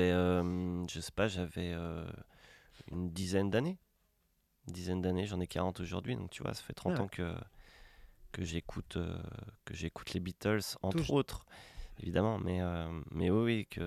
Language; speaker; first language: French; native; French